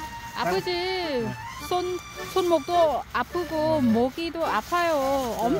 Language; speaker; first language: Korean; non-native, learner; Vietnamese